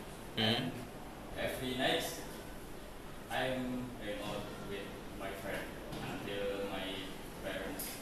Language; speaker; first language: English; non-native, learner; Indonesian